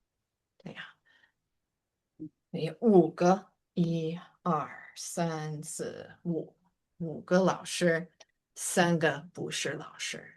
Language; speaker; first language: Chinese; non-native, fluent; English